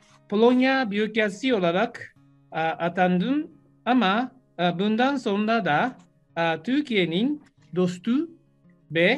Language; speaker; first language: Turkish; non-native, learner; Japanese